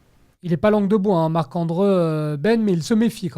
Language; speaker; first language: French; native; French